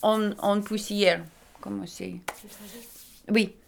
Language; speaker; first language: French; non-native, learner; Lithuanian